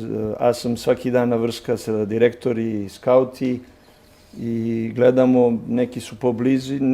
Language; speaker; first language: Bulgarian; non-native, learner; Serbian